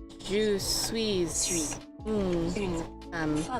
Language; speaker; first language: French; non-native, learner; English